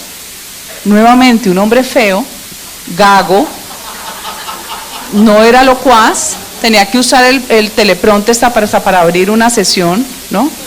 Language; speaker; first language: Spanish; native; Spanish